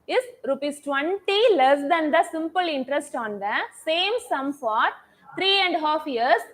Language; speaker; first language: English; non-native, local second language; Tamil